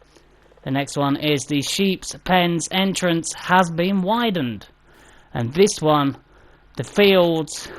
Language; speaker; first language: English; native; English